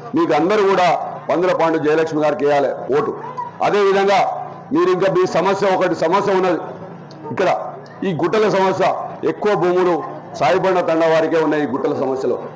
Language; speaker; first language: Telugu; native; Telugu